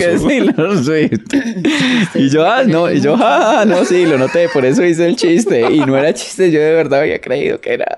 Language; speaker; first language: Spanish; native; Spanish